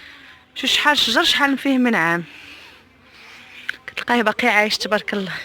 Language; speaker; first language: Arabic; native; Arabic